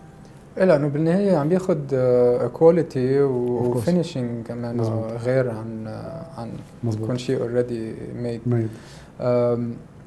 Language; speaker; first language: Arabic; native; Arabic